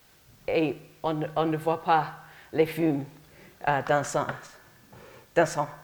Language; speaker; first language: French; non-native, learner; English